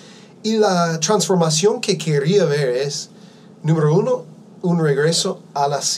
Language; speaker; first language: Spanish; non-native, fluent; English